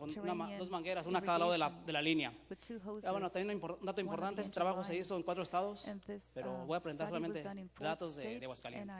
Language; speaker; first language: Spanish; native; Spanish